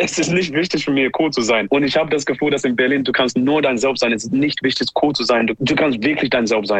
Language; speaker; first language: German; non-native, learner; English